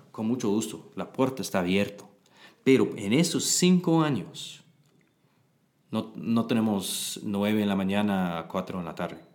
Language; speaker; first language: Spanish; non-native, learner; English